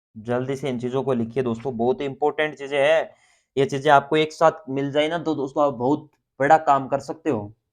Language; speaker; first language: Hindi; native; Hindi